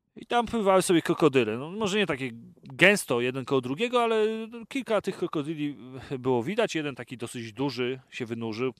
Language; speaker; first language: Polish; native; Polish